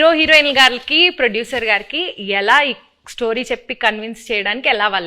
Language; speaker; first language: Telugu; native; Telugu